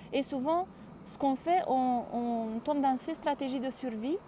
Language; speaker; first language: French; non-native, fluent; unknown